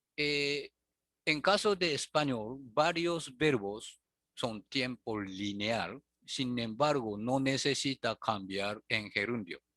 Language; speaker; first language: Spanish; non-native, fluent; Japanese